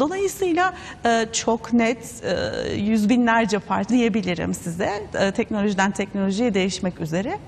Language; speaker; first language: Turkish; native; Turkish